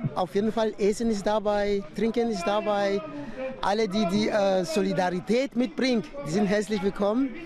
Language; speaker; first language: German; non-native, fluent; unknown